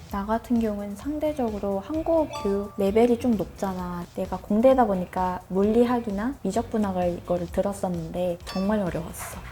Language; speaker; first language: Korean; early bilingual, heritage; Korean